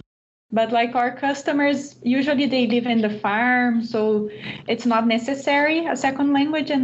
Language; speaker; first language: English; non-native, fluent; Portuguese